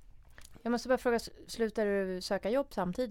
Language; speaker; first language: Swedish; early bilingual, other home language; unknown